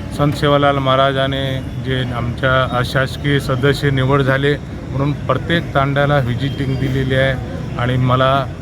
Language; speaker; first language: Marathi; non-native, local second language; Lambadi